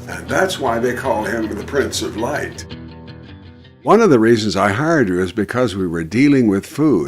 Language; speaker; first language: English; native; English